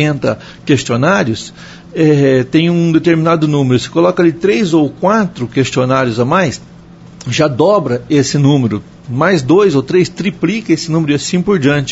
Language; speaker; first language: Portuguese; native; Portuguese